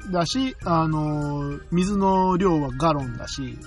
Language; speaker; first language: Japanese; native; Japanese